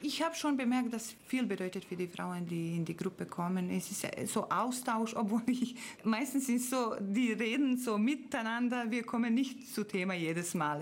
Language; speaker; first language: German; non-native, fluent; Serbian